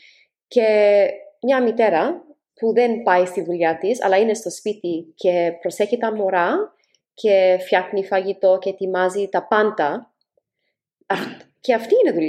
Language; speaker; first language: Greek; early bilingual, heritage; Greek